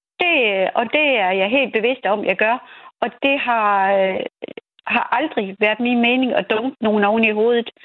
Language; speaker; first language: Danish; native; Danish